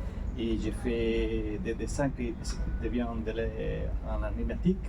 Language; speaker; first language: French; non-native, learner; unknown